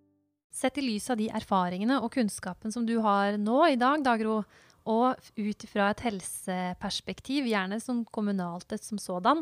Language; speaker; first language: Norwegian; native; Norwegian